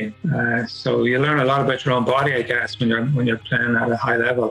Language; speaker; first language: English; native; English